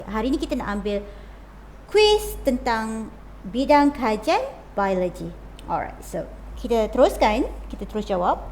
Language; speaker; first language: Malay; native; Malay